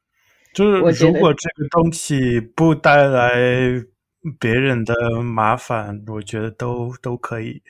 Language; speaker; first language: Chinese; non-native, learner; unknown